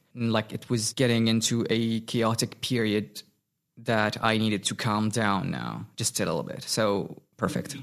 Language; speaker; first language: English; non-native, fluent; Arabic